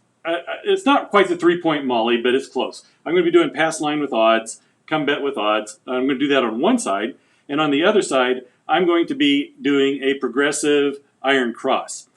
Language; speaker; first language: English; native; English